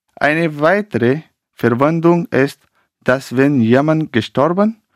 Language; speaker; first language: German; non-native, fluent; Persian